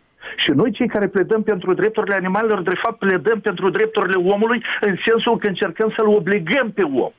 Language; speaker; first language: Romanian; native; Romanian